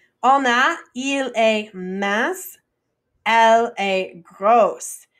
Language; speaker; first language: French; non-native, fluent; English